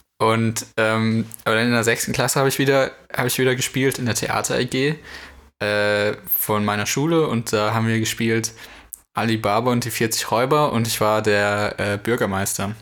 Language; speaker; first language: German; native; German